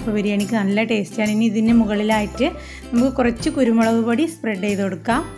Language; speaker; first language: Malayalam; native; Malayalam